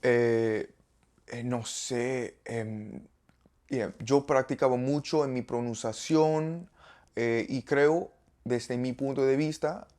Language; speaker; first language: Spanish; non-native, learner; English